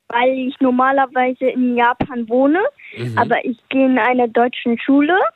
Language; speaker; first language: German; early bilingual, heritage; German